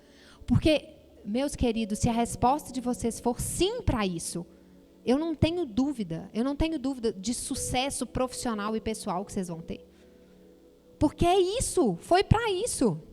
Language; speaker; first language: Portuguese; native; Portuguese